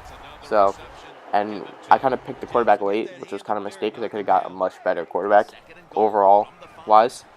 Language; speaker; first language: English; native; English